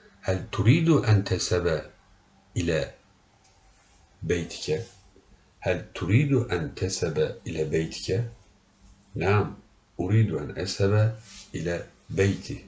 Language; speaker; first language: Arabic; non-native, learner; Turkish